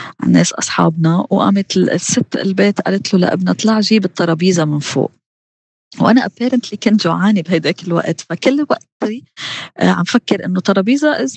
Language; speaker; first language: Arabic; native; Arabic